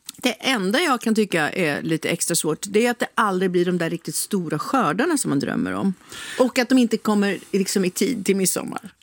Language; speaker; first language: Swedish; native; Swedish